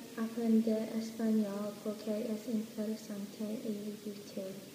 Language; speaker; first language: Spanish; non-native, learner; English